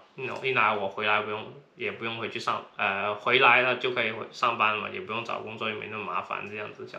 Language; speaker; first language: Chinese; non-native, local second language; Cantonese